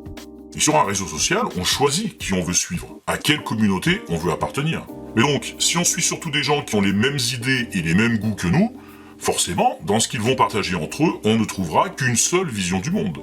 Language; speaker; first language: French; native; French